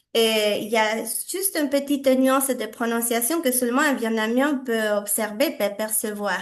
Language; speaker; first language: French; non-native, fluent; Spanish